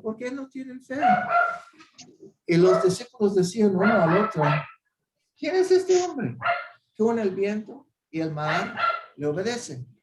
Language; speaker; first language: Spanish; non-native, fluent; English